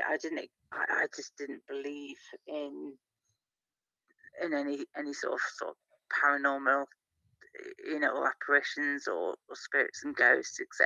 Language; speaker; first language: English; native; English